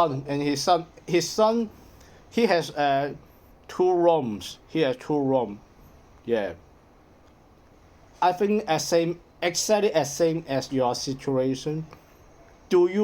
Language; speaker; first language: English; non-native, learner; Cantonese